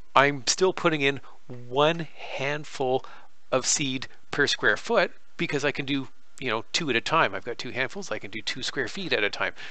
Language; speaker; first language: English; native; English